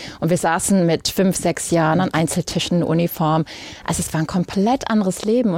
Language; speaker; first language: German; early bilingual, other home language; English